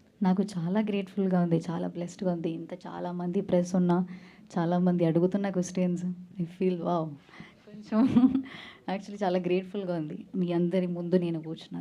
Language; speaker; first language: Telugu; non-native, learner; Malayalam